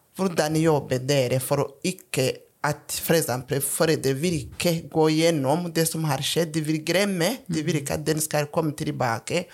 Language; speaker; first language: Norwegian; non-native, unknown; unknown